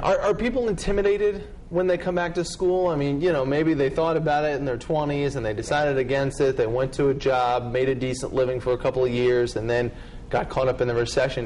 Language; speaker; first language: English; native; English